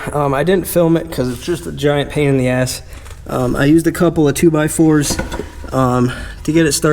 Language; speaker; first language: English; native; English